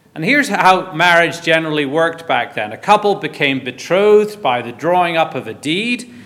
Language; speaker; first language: English; native; English